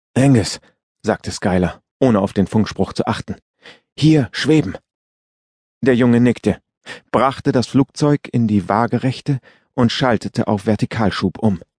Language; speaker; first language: German; native; German